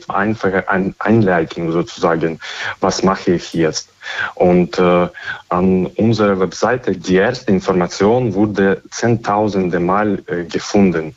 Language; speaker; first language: German; non-native, fluent; Ukrainian